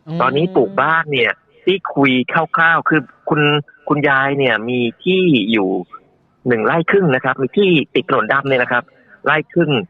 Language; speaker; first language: Thai; native; Thai